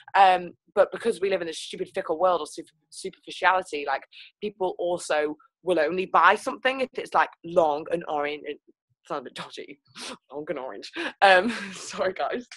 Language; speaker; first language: English; native; English